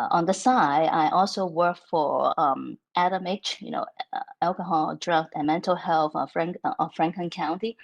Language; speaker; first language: English; non-native, local second language; Cantonese